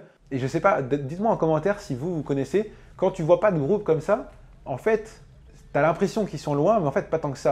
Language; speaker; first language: French; native; French